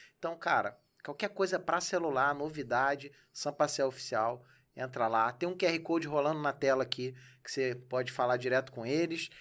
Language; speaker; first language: Portuguese; native; Portuguese